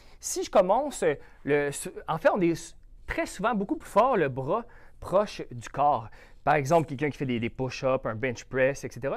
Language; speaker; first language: French; native; French